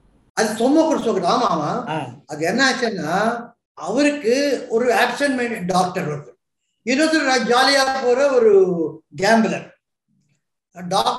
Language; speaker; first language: Tamil; non-native, local second language; Telugu